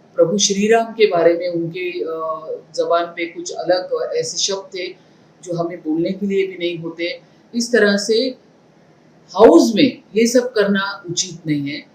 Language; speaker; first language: Hindi; non-native, local second language; Marathi